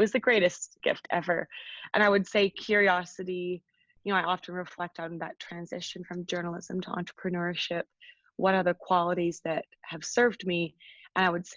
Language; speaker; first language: English; native; English